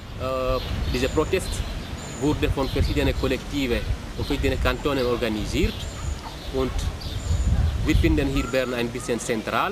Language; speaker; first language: German; non-native, fluent; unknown